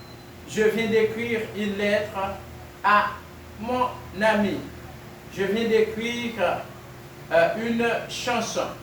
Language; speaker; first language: French; non-native, fluent; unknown